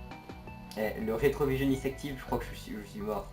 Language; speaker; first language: French; native; French